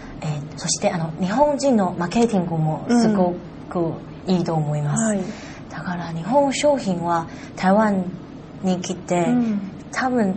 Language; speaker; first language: Japanese; non-native, learner; Chinese